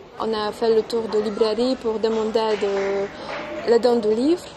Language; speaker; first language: French; non-native, fluent; Polish